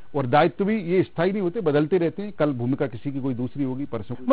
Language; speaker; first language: Hindi; native; Hindi